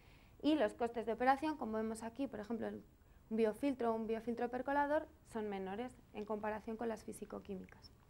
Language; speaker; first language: Spanish; native; Spanish